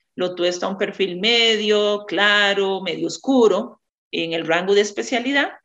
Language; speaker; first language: Spanish; native; Spanish